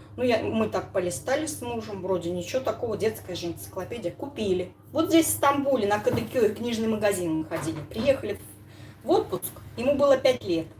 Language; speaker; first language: Russian; native; Russian